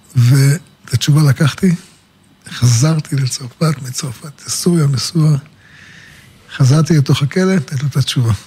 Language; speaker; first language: Hebrew; native; Hebrew